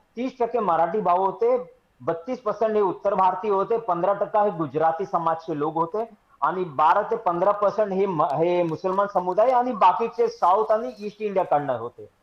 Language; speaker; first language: Marathi; non-native, local second language; Hindi